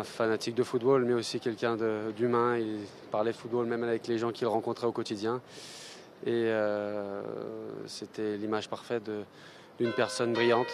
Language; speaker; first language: French; native; French